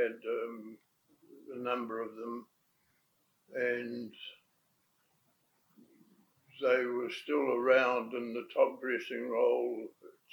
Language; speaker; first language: English; native; English